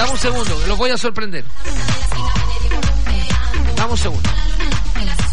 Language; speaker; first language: Spanish; native; Spanish